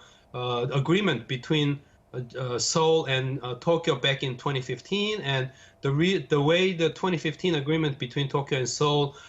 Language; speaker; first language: English; non-native, fluent; Korean